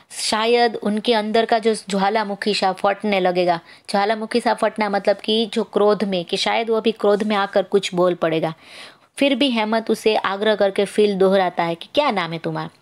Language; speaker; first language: Hindi; non-native, local second language; Gujarati